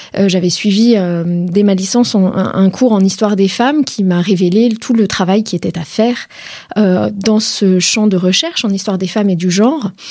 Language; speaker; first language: French; native; French